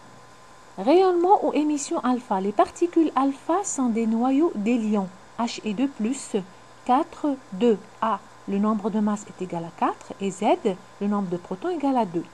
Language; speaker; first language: French; non-native, local second language; Arabic